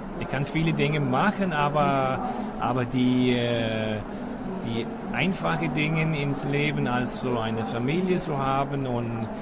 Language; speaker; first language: German; non-native, learner; Danish